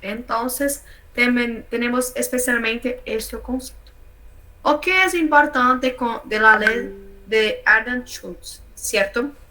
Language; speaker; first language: Spanish; non-native, learner; Portuguese